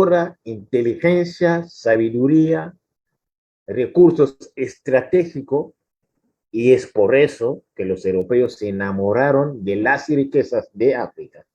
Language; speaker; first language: Spanish; non-native, fluent; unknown